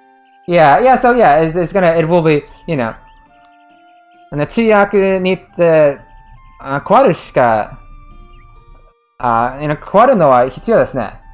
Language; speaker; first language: Japanese; non-native, learner; English